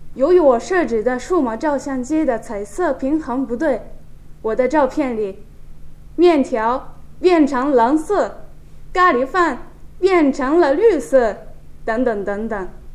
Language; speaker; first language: Chinese; non-native, fluent; Japanese